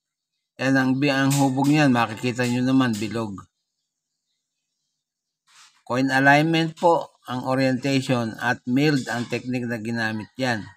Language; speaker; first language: Filipino; native; Filipino